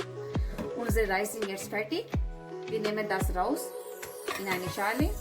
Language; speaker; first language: German; non-native, learner; Urdu